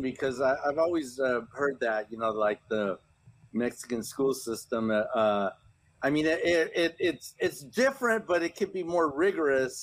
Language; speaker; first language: English; early bilingual, other home language; Spanish